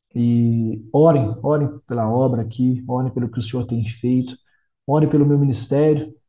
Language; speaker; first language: Portuguese; native; Portuguese